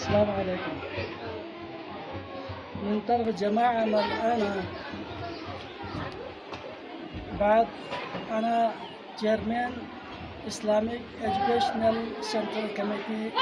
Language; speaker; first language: Arabic; non-native, learner; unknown